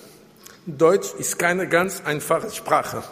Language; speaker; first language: German; non-native, fluent; Portuguese